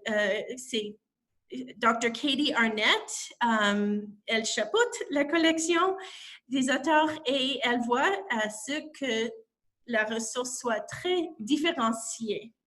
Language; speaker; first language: French; non-native, local second language; English